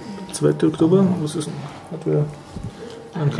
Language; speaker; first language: German; native; German